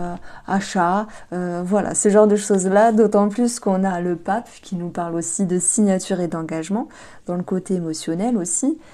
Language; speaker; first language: French; native; French